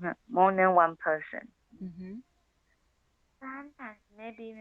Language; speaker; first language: English; non-native, learner; Chinese